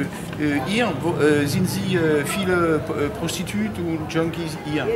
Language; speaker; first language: German; non-native, learner; French